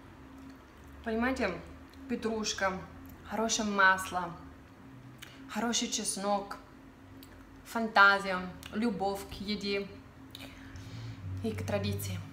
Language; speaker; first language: Russian; non-native, fluent; Italian